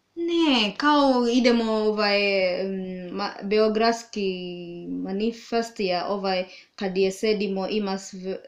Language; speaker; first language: Serbian; non-native, fluent; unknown